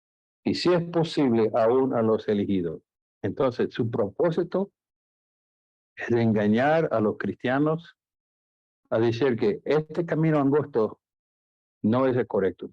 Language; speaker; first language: Spanish; non-native, fluent; English